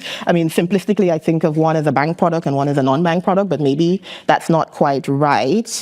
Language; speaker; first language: English; native; English